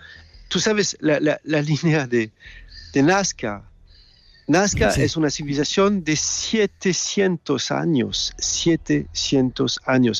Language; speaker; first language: Spanish; non-native, learner; French